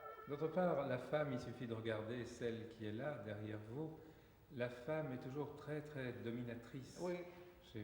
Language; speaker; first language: French; native; French